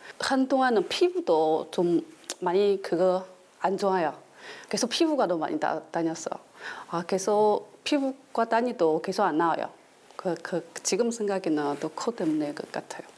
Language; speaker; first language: Korean; non-native, learner; Chinese